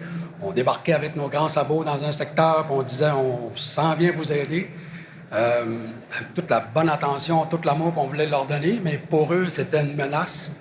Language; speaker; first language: French; native; French